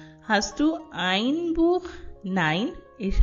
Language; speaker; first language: German; non-native, fluent; Hindi